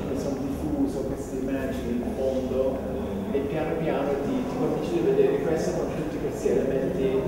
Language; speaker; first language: Italian; non-native, fluent; English